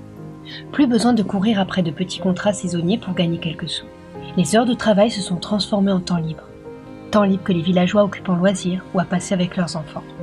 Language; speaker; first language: French; native; French